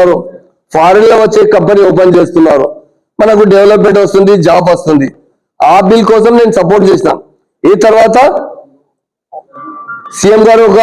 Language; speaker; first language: Telugu; non-native, local second language; Urdu